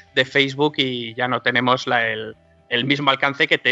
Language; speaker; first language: Spanish; native; Spanish